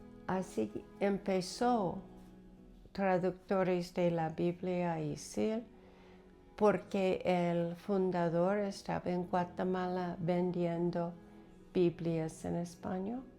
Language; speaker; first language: Spanish; non-native, fluent; English